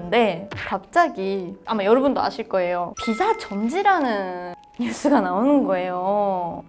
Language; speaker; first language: Korean; non-native, fluent; Japanese